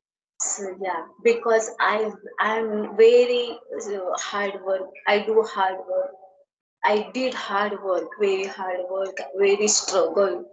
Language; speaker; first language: English; non-native, learner; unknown